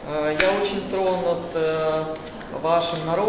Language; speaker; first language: Russian; native; Russian